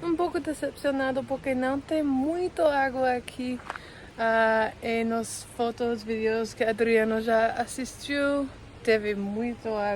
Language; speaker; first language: Portuguese; non-native, learner; English